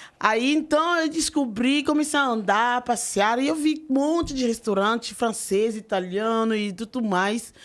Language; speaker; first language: Portuguese; non-native, fluent; French